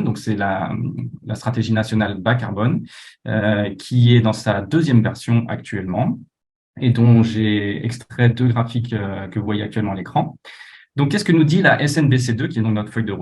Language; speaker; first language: French; native; French